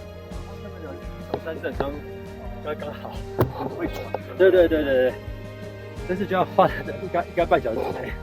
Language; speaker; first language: Chinese; native; Chinese